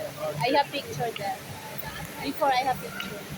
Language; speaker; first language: English; non-native, learner; Filipino